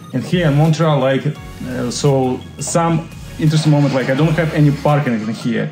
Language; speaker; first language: English; non-native, fluent; Russian